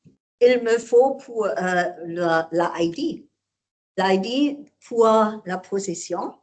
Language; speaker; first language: French; non-native, learner; German